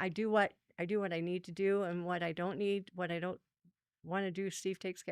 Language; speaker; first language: English; native; English